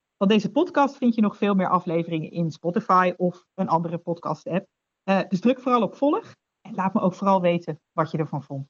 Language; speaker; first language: Dutch; native; Dutch